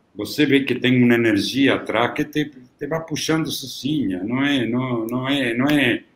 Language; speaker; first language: Portuguese; non-native, fluent; Italian